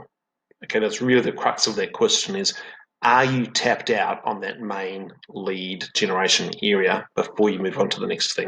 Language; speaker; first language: English; native; English